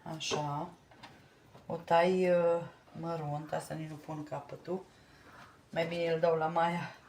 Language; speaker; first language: Romanian; native; Romanian